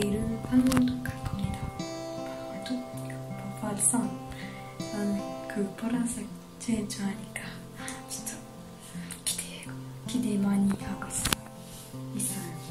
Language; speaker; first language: Korean; non-native, learner; French